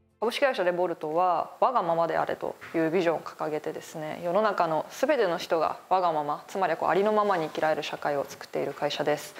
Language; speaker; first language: Japanese; native; Japanese